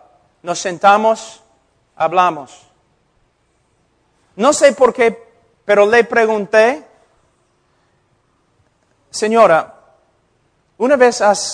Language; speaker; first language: Spanish; non-native, fluent; English